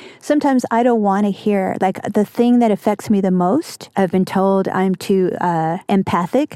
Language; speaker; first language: English; native; English